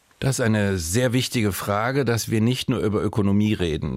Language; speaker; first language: German; native; German